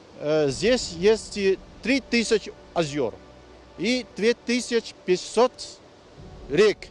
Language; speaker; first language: Russian; non-native, fluent; Chinese